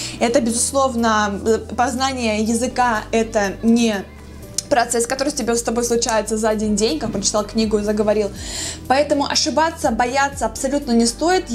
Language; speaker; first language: Russian; native; Russian